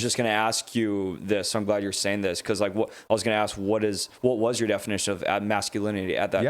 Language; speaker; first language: English; native; English